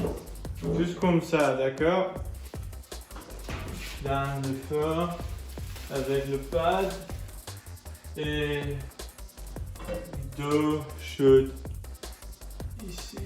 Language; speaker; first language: French; non-native, learner; English